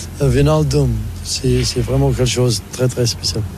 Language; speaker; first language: French; non-native, learner; Arabic